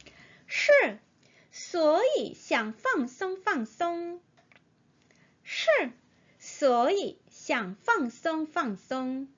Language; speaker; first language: Chinese; non-native, fluent; Korean